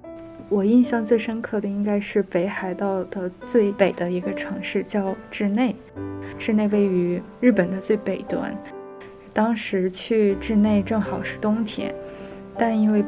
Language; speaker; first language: Chinese; native; Chinese